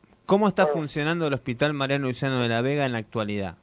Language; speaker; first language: Spanish; native; Spanish